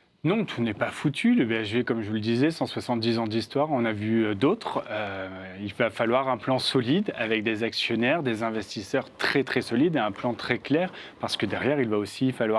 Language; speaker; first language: French; native; French